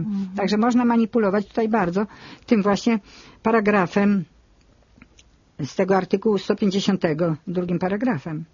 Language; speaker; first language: Polish; native; Polish